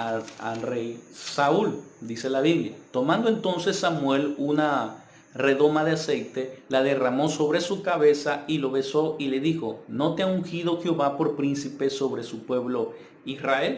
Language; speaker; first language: Spanish; native; Spanish